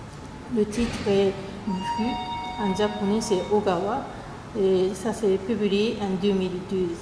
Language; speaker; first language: French; non-native, fluent; Japanese